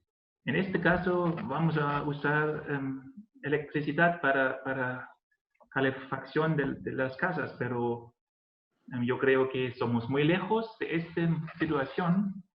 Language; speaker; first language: Spanish; non-native, learner; German